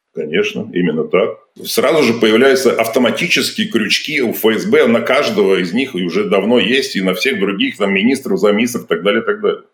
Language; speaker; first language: Russian; native; Russian